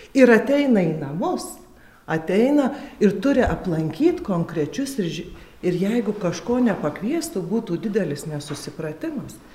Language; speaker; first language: Lithuanian; native; Lithuanian